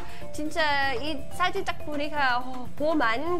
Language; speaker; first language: Korean; non-native, learner; English